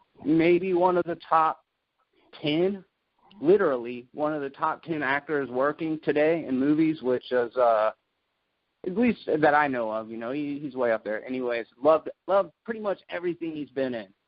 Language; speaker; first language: English; native; English